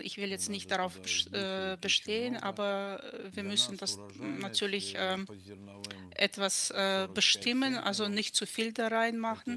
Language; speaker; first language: German; non-native, fluent; Russian